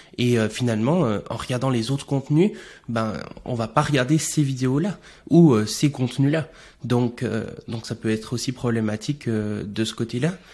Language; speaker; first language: French; native; French